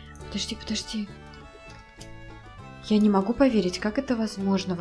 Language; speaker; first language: Russian; native; Russian